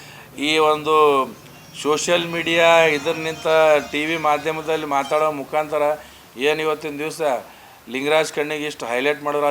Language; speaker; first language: Kannada; native; Kannada